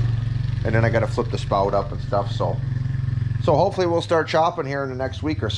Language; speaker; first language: English; native; English